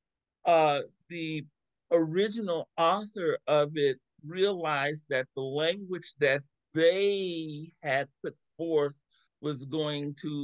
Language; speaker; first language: English; native; English